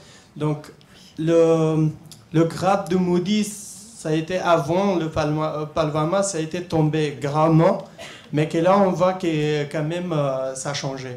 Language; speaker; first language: French; non-native, fluent; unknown